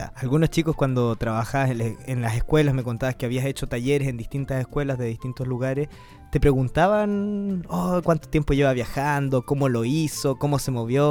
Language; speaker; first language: Spanish; native; Spanish